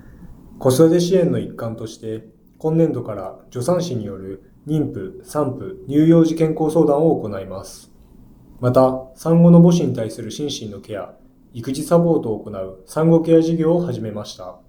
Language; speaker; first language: Japanese; native; Japanese